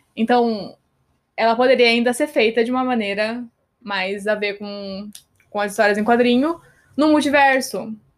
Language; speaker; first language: Portuguese; native; Portuguese